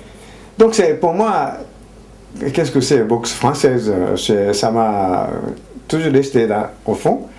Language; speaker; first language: French; non-native, fluent; Japanese